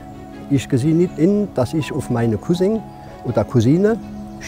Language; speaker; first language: German; non-native, fluent; French